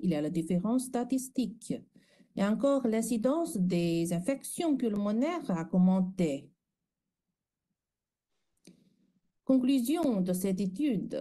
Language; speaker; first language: French; non-native, fluent; Chinese